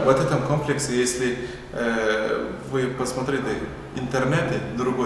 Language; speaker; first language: Russian; non-native, learner; Turkish